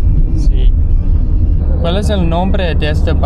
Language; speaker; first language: Spanish; non-native, learner; English